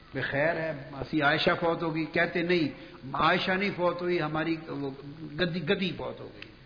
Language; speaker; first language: Urdu; non-native, local second language; Punjabi